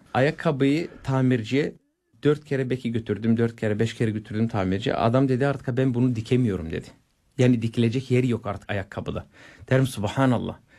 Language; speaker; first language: Turkish; non-native, fluent; Bulgarian